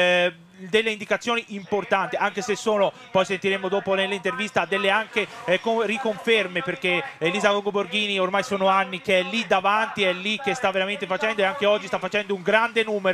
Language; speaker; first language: Italian; native; Italian